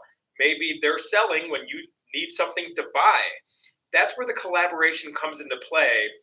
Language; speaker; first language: English; native; English